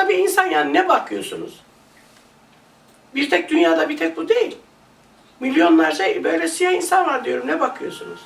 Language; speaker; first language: Turkish; non-native, learner; English